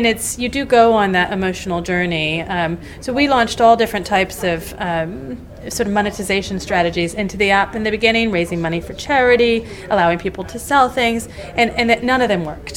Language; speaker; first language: English; native; English